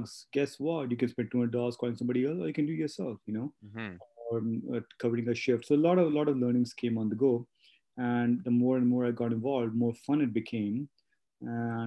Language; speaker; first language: English; non-native, local second language; Hindi